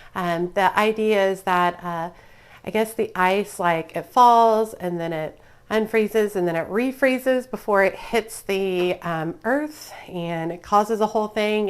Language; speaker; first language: English; native; English